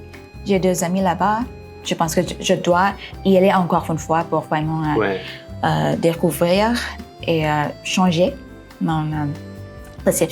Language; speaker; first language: French; non-native, fluent; Thai